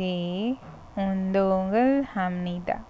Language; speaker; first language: Korean; non-native, learner; Hindi